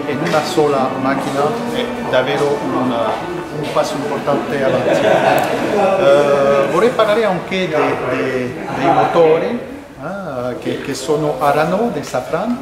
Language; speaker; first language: Italian; non-native, fluent; French